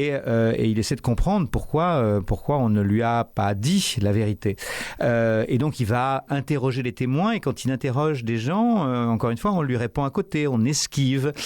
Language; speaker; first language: French; native; French